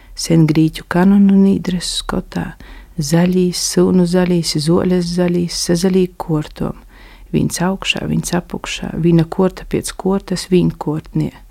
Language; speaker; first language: Latvian; native; Latvian